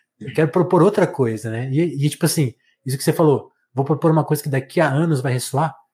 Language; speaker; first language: Portuguese; native; Portuguese